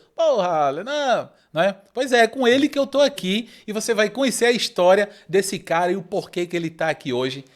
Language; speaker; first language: Portuguese; native; Portuguese